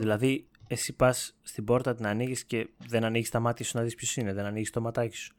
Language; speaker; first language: Greek; native; Greek